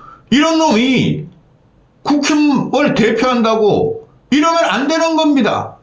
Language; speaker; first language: Korean; native; Korean